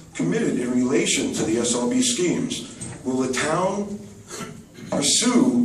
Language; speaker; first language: English; native; English